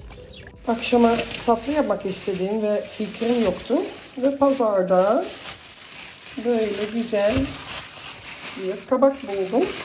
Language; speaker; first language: Turkish; early bilingual, heritage; Turkish